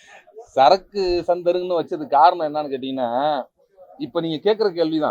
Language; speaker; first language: Tamil; native; Tamil